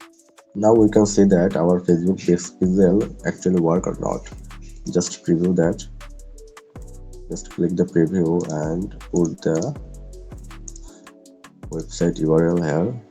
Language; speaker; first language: English; non-native, local second language; Bangla